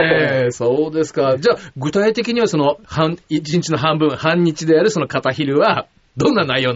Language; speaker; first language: Japanese; native; Japanese